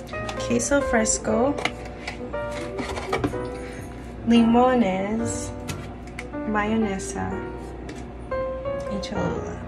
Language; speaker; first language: Spanish; non-native, learner; English